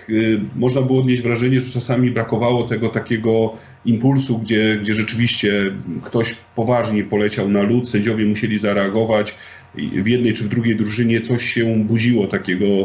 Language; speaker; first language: Polish; native; Polish